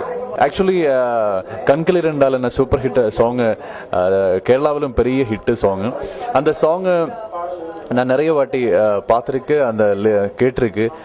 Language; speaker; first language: Tamil; non-native, learner; Malayalam